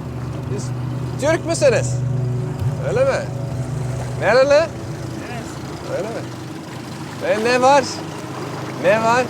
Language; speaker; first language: Turkish; non-native, learner; Dutch